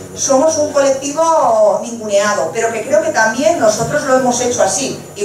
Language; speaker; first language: Spanish; non-native, local second language; Catalan